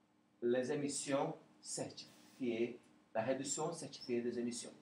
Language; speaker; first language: French; non-native, learner; Portuguese